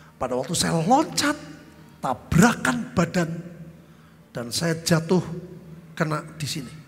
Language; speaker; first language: Indonesian; native; Indonesian